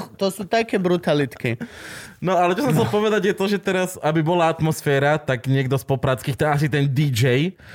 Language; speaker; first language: Slovak; native; Slovak